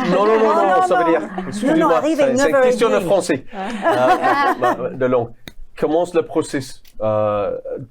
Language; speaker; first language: French; non-native, fluent; English